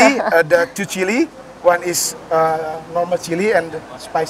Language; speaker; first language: English; non-native, learner; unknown